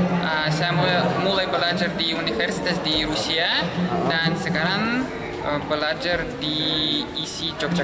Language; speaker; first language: Indonesian; non-native, learner; Russian